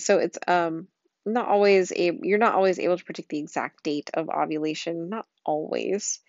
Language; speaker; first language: English; native; English